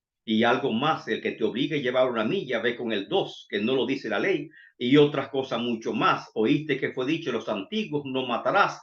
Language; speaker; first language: Spanish; native; Spanish